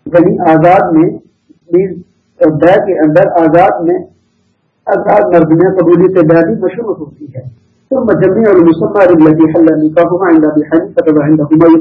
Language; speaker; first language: Urdu; native; Urdu